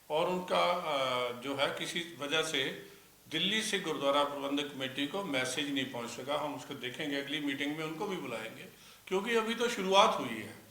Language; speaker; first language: Hindi; non-native, local second language; Punjabi